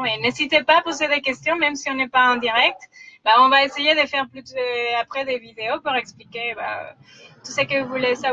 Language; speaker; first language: French; non-native, fluent; Spanish